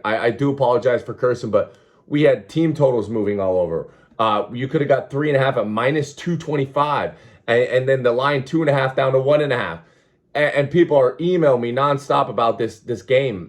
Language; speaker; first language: English; native; English